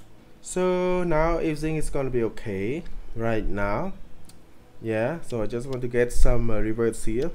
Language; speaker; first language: English; non-native, learner; Khmer